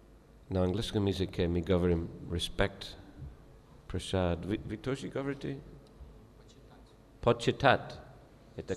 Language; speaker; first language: Russian; non-native, fluent; English